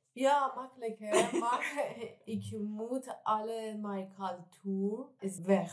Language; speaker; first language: Dutch; non-native, learner; Persian